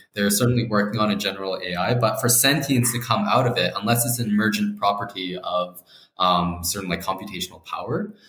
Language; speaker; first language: English; native; English